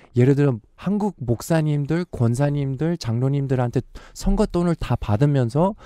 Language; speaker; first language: Korean; early bilingual, heritage; Korean